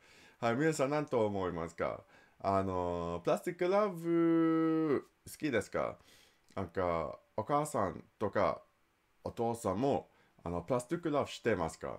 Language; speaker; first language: Japanese; non-native, learner; English